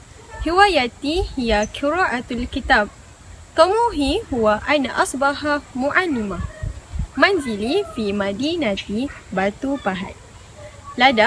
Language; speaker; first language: Arabic; non-native, learner; Malay